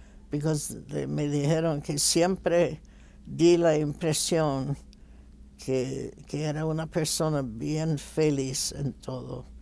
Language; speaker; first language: Spanish; non-native, fluent; English